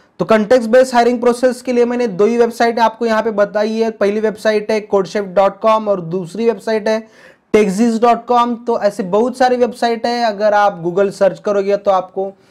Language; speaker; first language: Hindi; non-native, local second language; Marathi